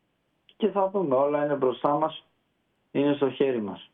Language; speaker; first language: Greek; early bilingual, heritage; Greek